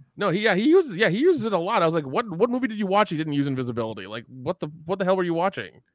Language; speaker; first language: English; early bilingual, other home language; Hindi